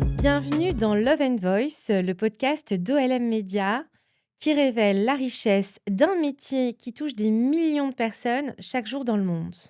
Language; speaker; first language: French; native; French